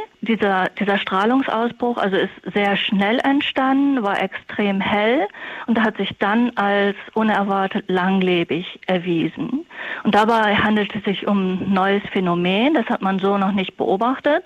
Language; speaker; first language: German; native; German